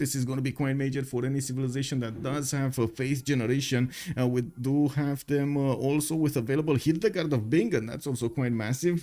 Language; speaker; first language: English; non-native, fluent; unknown